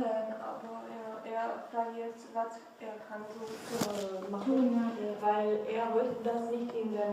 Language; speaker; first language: German; non-native, learner; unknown